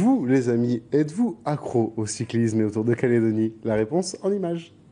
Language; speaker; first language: French; native; French